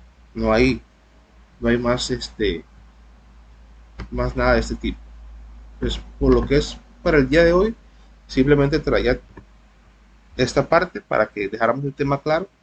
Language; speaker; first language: Spanish; native; Spanish